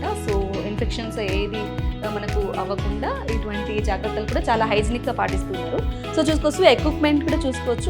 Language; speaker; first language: Telugu; native; Telugu